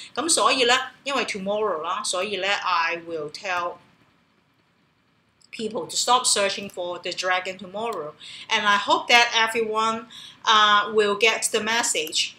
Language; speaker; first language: English; non-native, local second language; Cantonese